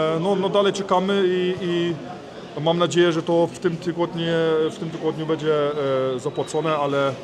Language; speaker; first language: Polish; early bilingual, heritage; Polish